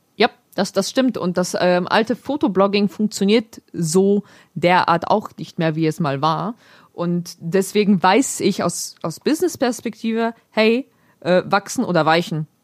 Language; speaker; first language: German; early bilingual, other home language; Polish